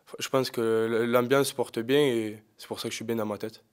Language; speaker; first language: French; native; French